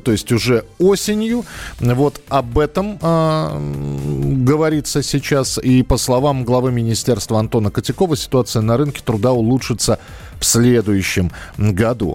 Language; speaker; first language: Russian; native; Russian